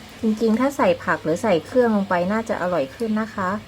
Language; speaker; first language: Thai; native; Thai